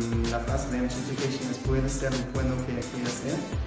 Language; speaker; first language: Spanish; non-native, learner; German